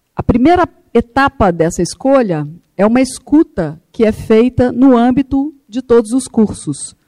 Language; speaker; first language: Portuguese; native; Portuguese